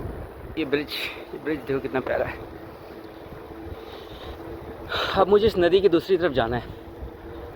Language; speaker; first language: Hindi; native; Hindi